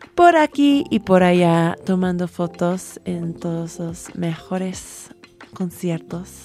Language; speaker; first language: Spanish; non-native, fluent; English